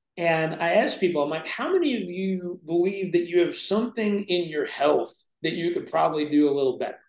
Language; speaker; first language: English; native; English